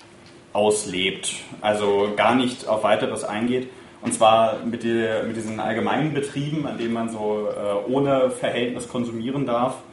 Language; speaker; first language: German; native; German